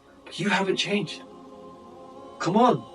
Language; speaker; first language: English; native; English